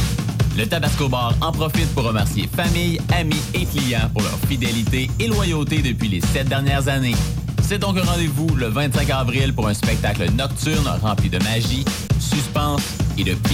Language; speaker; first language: French; native; French